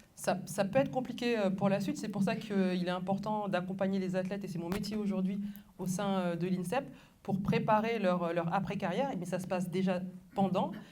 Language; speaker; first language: French; early bilingual, other home language; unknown